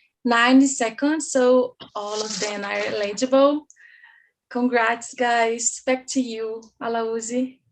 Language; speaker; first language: English; non-native, learner; Portuguese